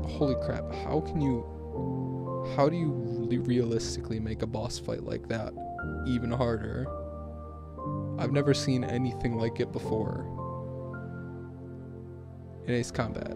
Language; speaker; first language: English; native; English